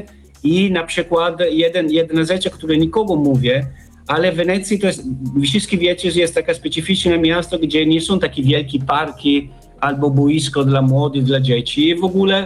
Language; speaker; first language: Polish; non-native, learner; Italian